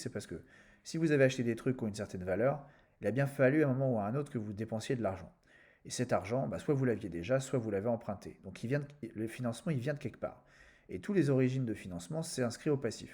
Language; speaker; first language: French; native; French